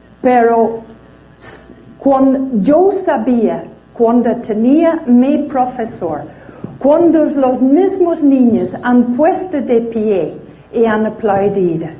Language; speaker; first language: Spanish; non-native, fluent; English